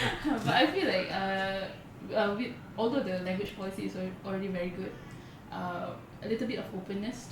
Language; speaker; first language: English; non-native, local second language; Malay